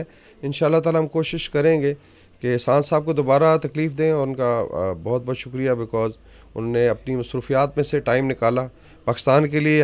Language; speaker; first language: Urdu; native; Urdu